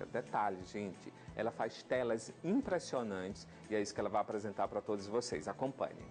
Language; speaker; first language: Portuguese; native; Portuguese